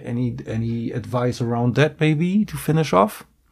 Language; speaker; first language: English; non-native, fluent; German